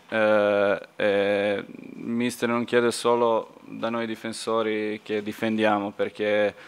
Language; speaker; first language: Italian; non-native, fluent; Serbian